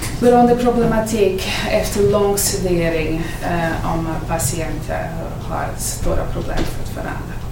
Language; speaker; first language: Swedish; non-native, fluent; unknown